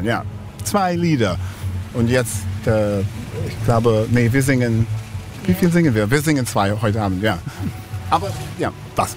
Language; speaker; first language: German; non-native, learner; English